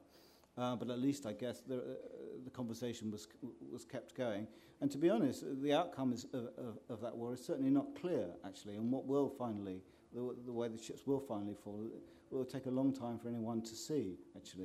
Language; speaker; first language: English; native; English